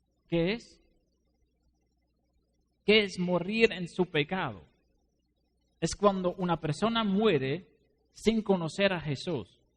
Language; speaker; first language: Spanish; non-native, fluent; Dutch